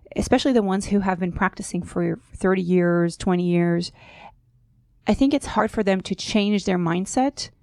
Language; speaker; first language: English; non-native, fluent; Hebrew